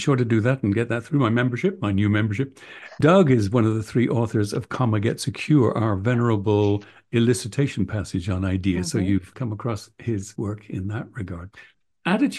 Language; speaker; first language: English; native; English